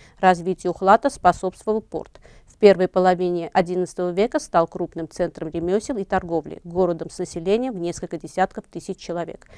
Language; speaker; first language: Russian; non-native, local second language; Armenian